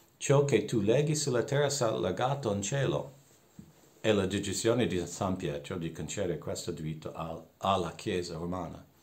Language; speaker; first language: Italian; non-native, fluent; English